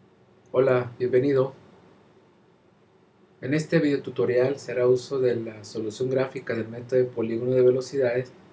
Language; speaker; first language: Spanish; native; Spanish